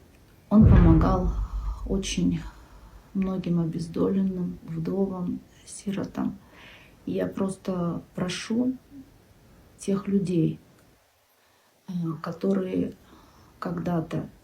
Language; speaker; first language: Russian; non-native, local second language; Kyrgyz